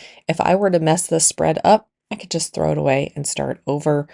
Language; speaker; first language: English; native; English